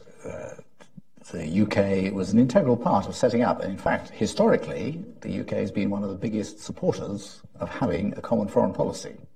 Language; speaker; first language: English; native; English